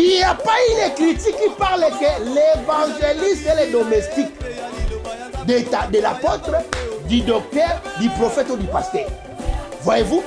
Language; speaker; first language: French; non-native, local second language; Lingala